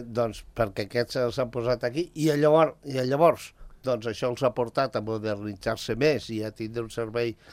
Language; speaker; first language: Catalan; native; Catalan